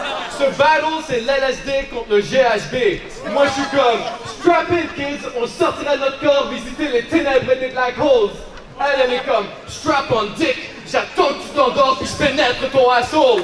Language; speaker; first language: French; native; French